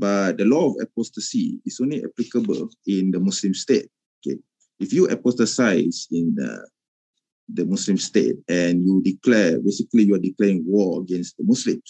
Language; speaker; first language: English; non-native, local second language; Malay